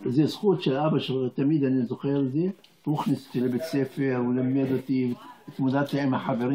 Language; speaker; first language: Hebrew; non-native, fluent; Arabic